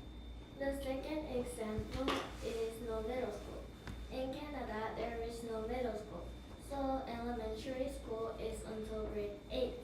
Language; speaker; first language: English; non-native, learner; Korean